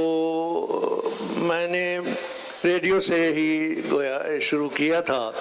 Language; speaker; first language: Urdu; non-native, local second language; Sindhi